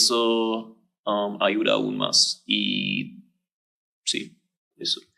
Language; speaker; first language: Spanish; non-native, fluent; German